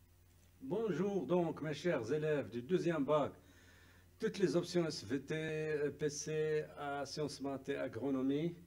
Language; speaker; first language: French; non-native, local second language; Arabic